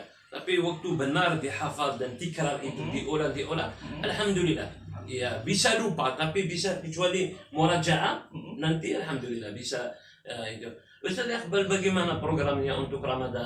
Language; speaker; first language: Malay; non-native, fluent; Arabic